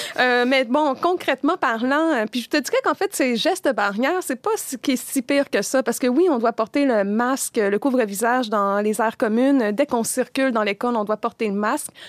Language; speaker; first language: French; native; French